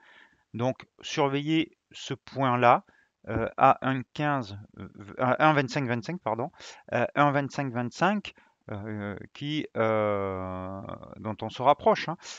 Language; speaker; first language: French; native; French